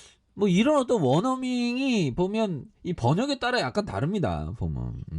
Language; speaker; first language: Korean; native; Korean